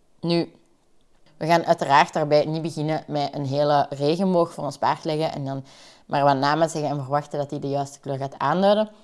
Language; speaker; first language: Dutch; native; Dutch